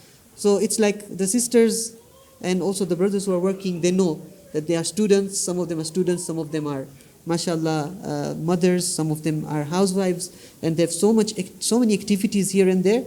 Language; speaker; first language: English; non-native, fluent; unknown